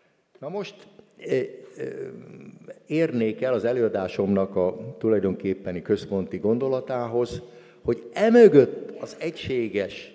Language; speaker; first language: Hungarian; native; Hungarian